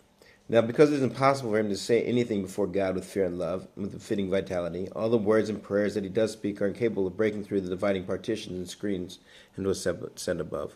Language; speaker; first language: English; native; English